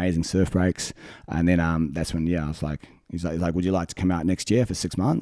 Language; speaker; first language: English; native; English